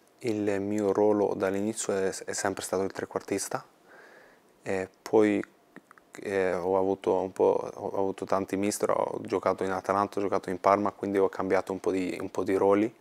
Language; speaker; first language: Italian; non-native, fluent; Swedish